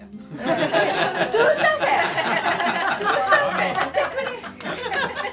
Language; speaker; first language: French; non-native, learner; Japanese